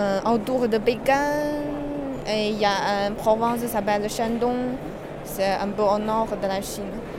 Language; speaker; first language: French; non-native, learner; Chinese